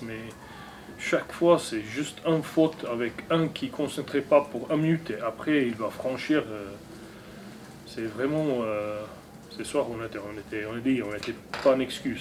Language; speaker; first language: French; non-native, learner; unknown